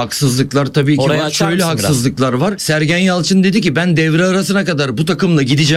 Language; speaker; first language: Turkish; native; Turkish